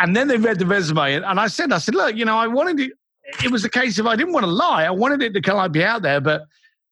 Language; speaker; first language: English; native; English